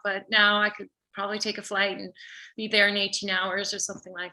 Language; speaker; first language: English; native; English